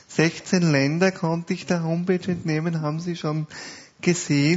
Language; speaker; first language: German; native; German